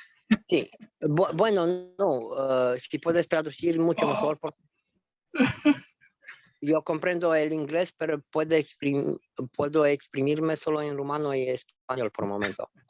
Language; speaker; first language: Spanish; non-native, fluent; Romanian